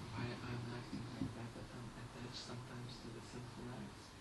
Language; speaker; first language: English; non-native, fluent; Lithuanian